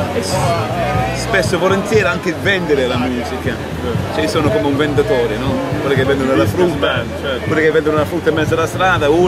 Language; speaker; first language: Italian; non-native, fluent; English